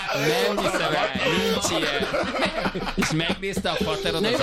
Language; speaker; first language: Hungarian; native; Hungarian